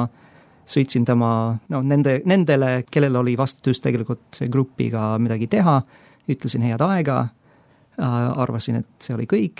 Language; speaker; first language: Estonian; non-native, fluent; English